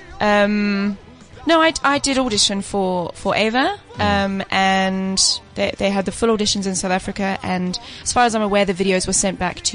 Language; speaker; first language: English; native; English